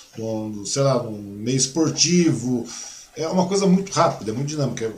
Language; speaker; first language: Portuguese; early bilingual, other home language; Chinese